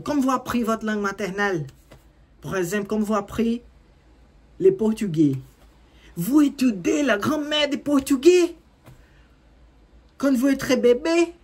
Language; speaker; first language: French; non-native, learner; Portuguese